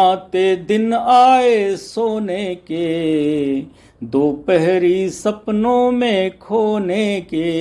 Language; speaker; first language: Hindi; native; Hindi